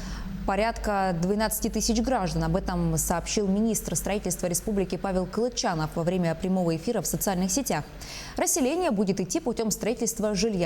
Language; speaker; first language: Russian; native; Russian